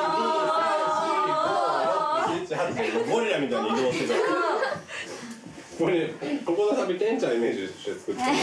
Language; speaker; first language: Japanese; native; Japanese